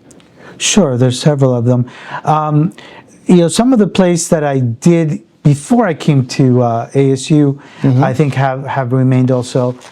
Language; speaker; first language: English; early bilingual, other home language; Spanish